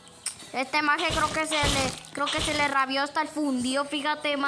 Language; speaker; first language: Spanish; native; Spanish